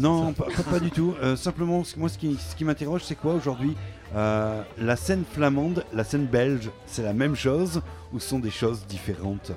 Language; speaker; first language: French; native; French